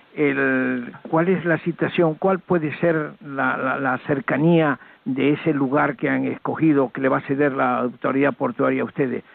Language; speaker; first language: Spanish; native; Spanish